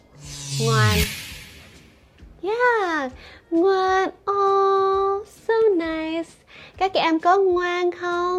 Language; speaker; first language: Vietnamese; early bilingual, heritage; Vietnamese